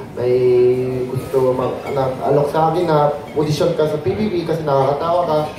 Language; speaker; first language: Filipino; non-native, fluent; Korean